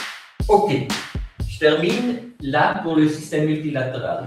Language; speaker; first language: French; non-native, fluent; Swiss German